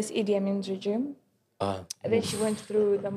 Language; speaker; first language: English; non-native, local second language; Ganda